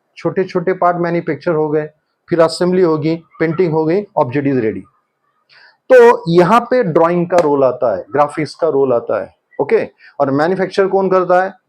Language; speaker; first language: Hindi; non-native, local second language; Marathi